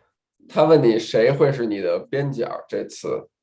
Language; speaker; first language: Chinese; native; Chinese